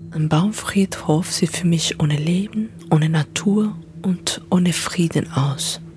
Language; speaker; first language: German; non-native, fluent; Spanish